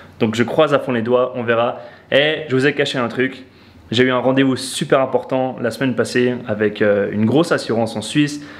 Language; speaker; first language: French; native; French